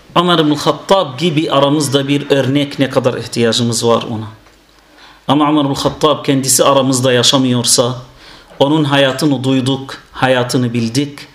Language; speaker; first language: Turkish; non-native, fluent; Arabic